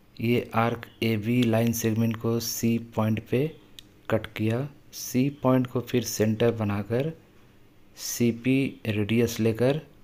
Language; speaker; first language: Hindi; non-native, local second language; Bangla